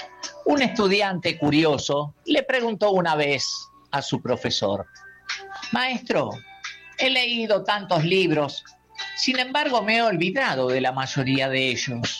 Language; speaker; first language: Spanish; native; Spanish